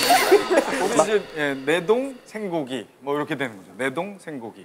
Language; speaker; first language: Korean; native; Korean